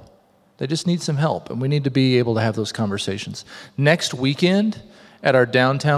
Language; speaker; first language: English; native; English